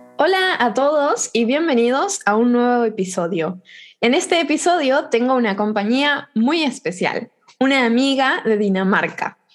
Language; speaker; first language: Spanish; native; Spanish